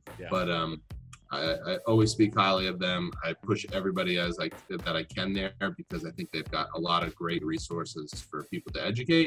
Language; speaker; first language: English; native; English